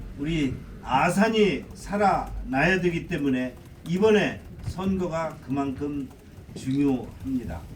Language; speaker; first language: Korean; native; Korean